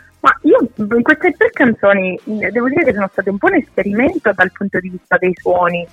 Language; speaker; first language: Italian; native; Italian